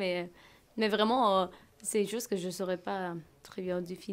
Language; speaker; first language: French; non-native, fluent; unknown